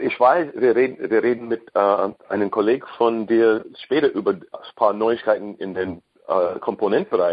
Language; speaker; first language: German; non-native, learner; English